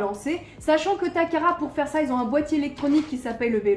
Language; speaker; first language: French; native; French